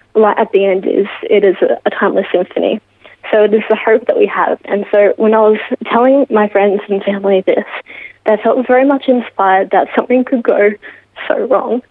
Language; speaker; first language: English; native; English